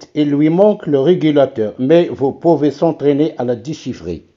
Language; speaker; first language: French; non-native, local second language; Arabic